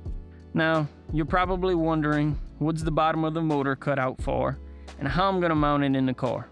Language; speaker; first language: English; native; English